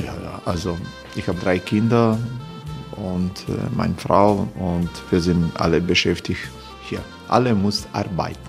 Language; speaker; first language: German; non-native, learner; Croatian